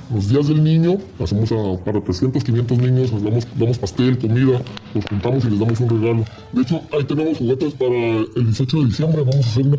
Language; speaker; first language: Spanish; native; Spanish